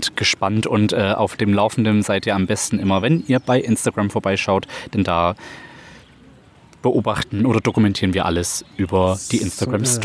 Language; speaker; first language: German; native; German